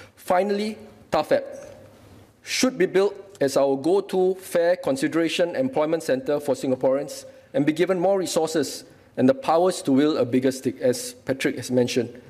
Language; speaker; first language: English; non-native, local second language; Malay